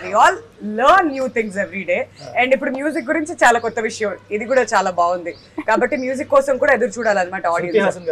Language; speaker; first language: Telugu; native; Telugu